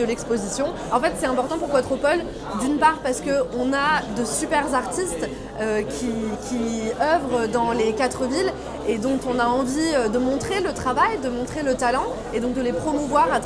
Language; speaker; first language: French; native; French